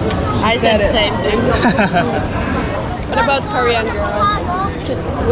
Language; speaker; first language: English; non-native, fluent; Finnish